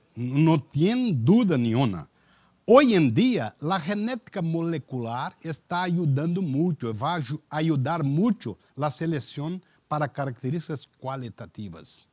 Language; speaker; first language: Spanish; non-native, learner; Portuguese